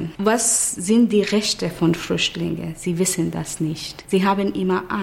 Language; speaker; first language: German; non-native, learner; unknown